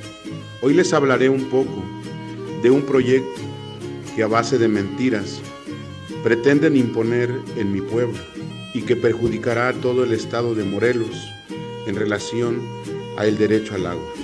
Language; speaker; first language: Spanish; native; Spanish